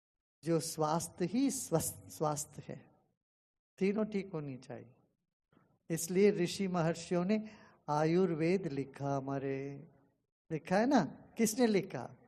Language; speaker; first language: Hindi; non-native, local second language; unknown